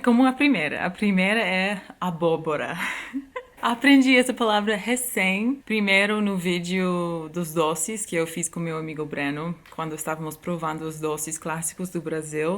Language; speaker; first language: Portuguese; non-native, fluent; English